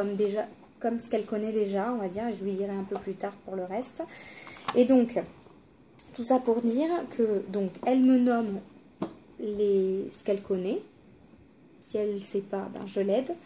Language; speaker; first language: French; native; French